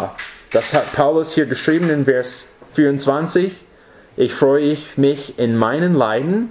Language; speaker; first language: German; non-native, fluent; English